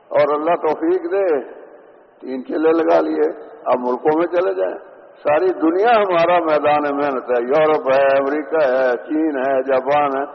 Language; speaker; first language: Urdu; native; Urdu